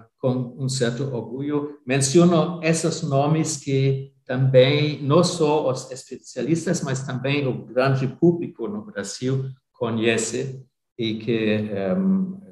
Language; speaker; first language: Portuguese; non-native, fluent; German